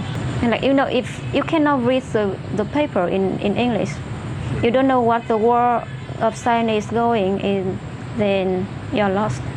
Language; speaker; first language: English; non-native, fluent; Vietnamese